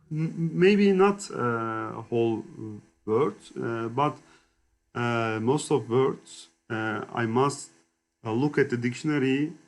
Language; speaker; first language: English; non-native, learner; Turkish